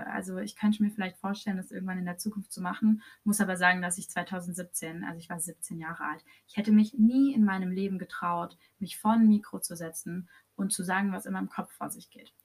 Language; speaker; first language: German; early bilingual, other home language; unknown